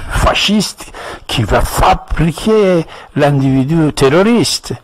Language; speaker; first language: French; non-native, fluent; Persian